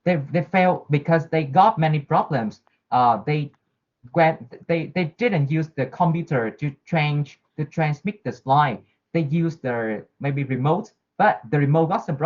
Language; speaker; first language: English; non-native, learner; Vietnamese